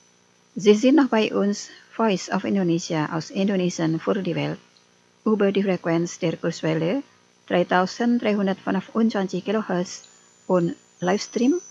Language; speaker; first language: German; non-native, fluent; Indonesian